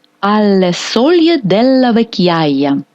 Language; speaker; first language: Italian; non-native, fluent; Ukrainian